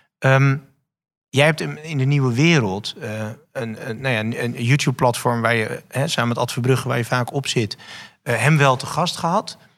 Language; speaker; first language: Dutch; native; Dutch